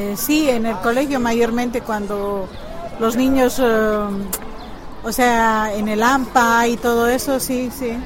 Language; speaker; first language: Spanish; native; Spanish